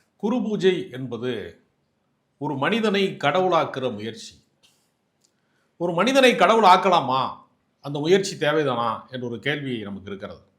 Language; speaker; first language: Tamil; native; Tamil